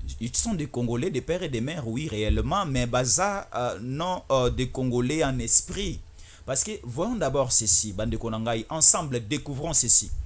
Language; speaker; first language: French; non-native, local second language; Lingala